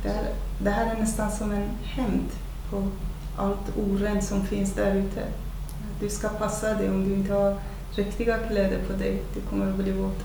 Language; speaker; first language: Swedish; non-native, fluent; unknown